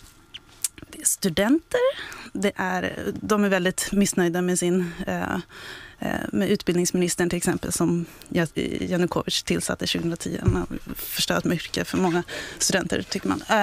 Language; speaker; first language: Swedish; native; Swedish